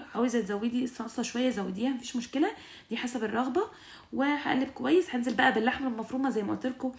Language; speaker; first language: Arabic; native; Arabic